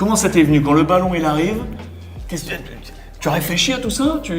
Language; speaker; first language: French; native; French